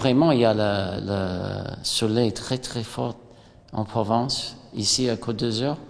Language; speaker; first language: French; non-native, fluent; English